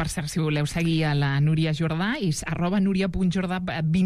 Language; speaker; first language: Catalan; native; Catalan